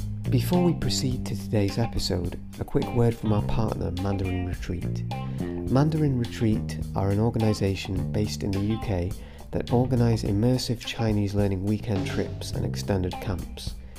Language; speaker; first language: English; native; English